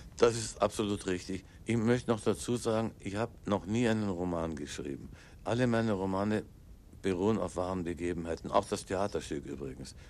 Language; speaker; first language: German; non-native, local second language; English